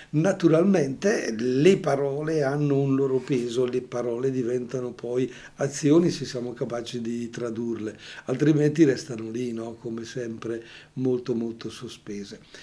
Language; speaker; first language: Italian; native; Italian